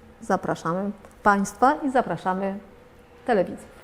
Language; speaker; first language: Polish; native; Polish